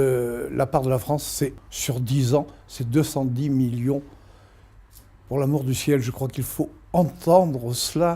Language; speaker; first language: French; native; French